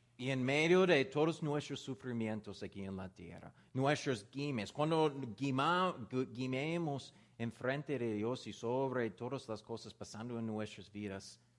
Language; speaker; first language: Spanish; non-native, learner; English